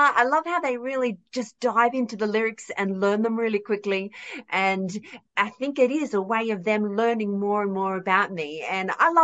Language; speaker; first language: English; native; English